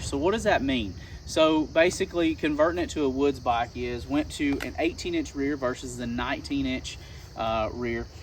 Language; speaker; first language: English; native; English